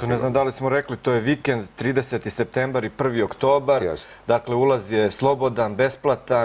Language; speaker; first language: Croatian; native; Croatian